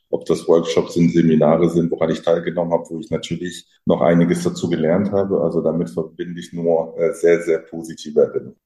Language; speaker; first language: German; early bilingual, other home language; French